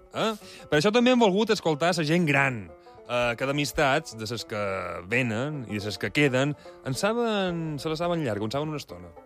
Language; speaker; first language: Catalan; native; Catalan